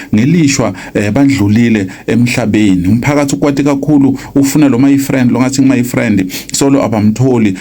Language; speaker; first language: Zulu; non-native, local second language; Swati